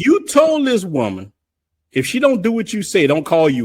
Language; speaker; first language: English; native; English